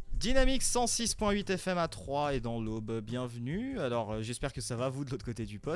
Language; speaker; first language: French; native; French